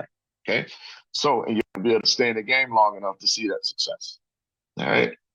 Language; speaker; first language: English; native; English